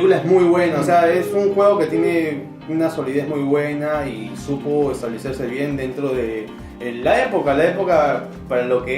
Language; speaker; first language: Spanish; native; Spanish